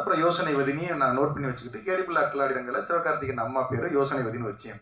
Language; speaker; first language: Tamil; native; Tamil